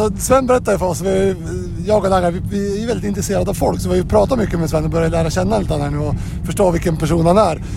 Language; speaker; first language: Swedish; native; Swedish